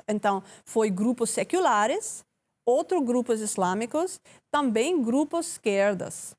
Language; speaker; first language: Portuguese; non-native, learner; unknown